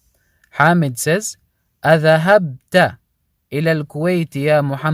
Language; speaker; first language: Arabic; non-native, fluent; English